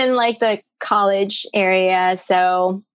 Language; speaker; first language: English; early bilingual, other home language; Cantonese